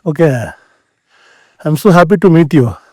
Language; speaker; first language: English; non-native, local second language; Kannada